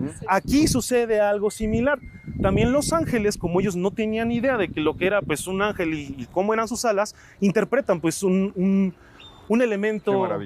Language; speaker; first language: Spanish; native; Spanish